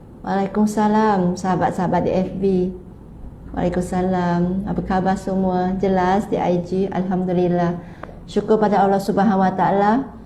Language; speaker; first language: Malay; non-native, local second language; Chinese